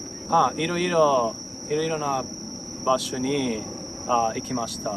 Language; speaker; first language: Japanese; non-native, learner; Italian